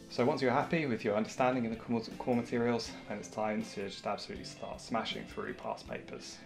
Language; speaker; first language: English; native; English